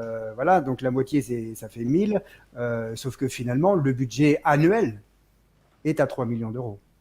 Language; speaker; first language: French; native; French